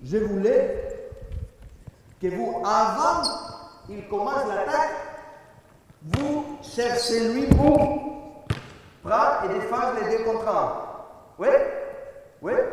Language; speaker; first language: French; non-native, learner; Spanish